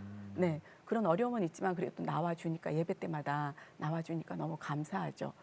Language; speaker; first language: Korean; native; Korean